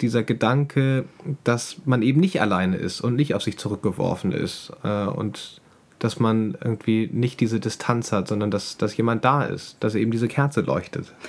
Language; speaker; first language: German; native; German